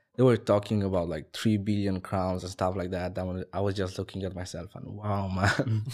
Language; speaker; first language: English; non-native, fluent; Romanian